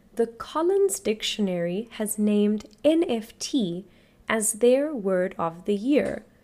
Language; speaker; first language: English; native; English